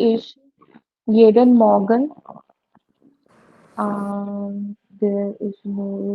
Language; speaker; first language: German; non-native, learner; Hindi